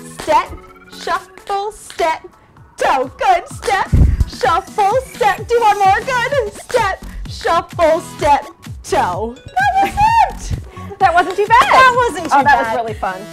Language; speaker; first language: English; native; English